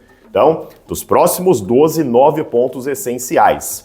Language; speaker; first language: Portuguese; native; Portuguese